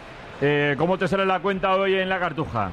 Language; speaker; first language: Spanish; native; Spanish